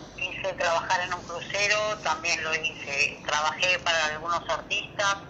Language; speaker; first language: Spanish; native; Spanish